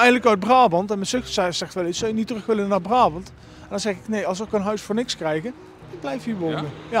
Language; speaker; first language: Dutch; native; Dutch